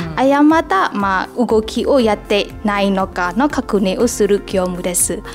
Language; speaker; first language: Japanese; non-native, fluent; Burmese